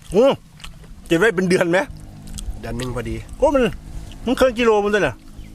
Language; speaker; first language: Thai; native; Thai